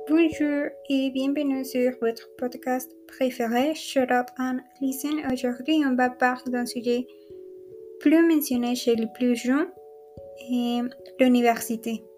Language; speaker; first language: French; non-native, learner; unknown